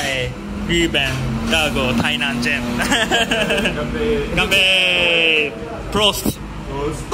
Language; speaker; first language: Chinese; non-native, learner; Japanese